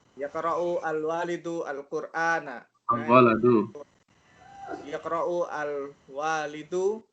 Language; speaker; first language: Arabic; non-native, learner; Indonesian